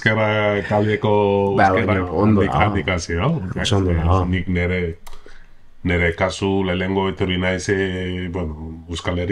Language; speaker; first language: Basque; non-native, learner; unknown